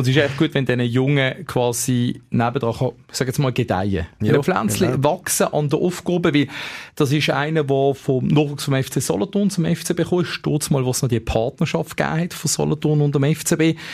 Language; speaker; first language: German; native; German